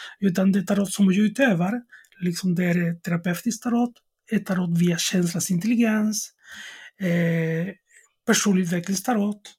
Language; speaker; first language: Swedish; non-native, fluent; Spanish